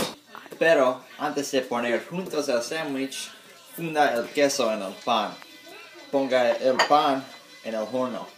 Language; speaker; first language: Spanish; non-native, learner; English